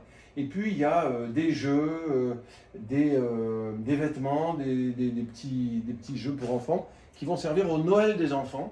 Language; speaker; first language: French; native; French